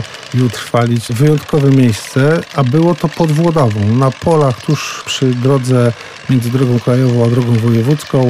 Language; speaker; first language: Polish; native; Polish